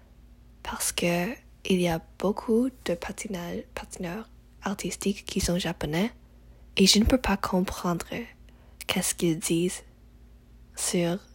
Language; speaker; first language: French; non-native, learner; English